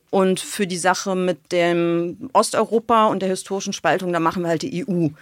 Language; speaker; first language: German; native; German